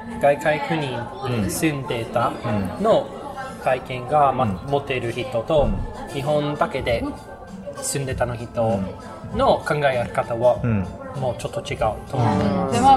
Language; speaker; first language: Japanese; non-native, learner; English